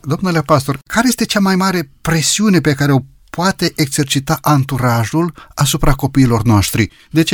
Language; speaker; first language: Romanian; native; Romanian